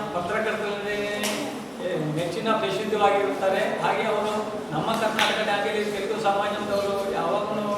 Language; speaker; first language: Kannada; non-native, local second language; Telugu